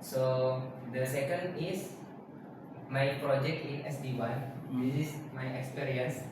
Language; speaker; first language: English; non-native, learner; Indonesian